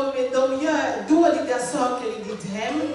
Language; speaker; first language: Swedish; non-native, fluent; Lingala